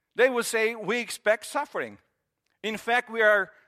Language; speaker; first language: English; non-native, fluent; Romanian